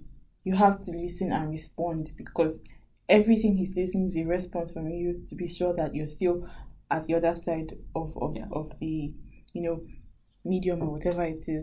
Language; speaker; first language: English; non-native, local second language; Yoruba